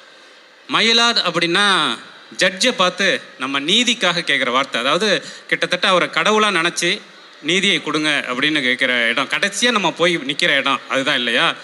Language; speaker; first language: Tamil; native; Tamil